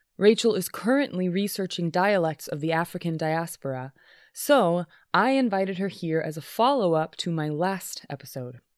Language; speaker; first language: English; native; English